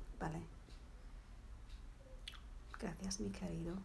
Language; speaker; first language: Spanish; non-native, learner; English